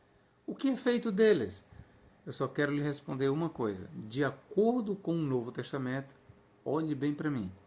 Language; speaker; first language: Portuguese; native; Portuguese